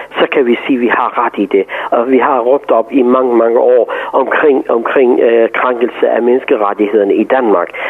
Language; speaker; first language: Danish; non-native, fluent; Persian